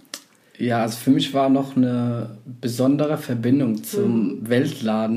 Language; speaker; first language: German; non-native, fluent; Arabic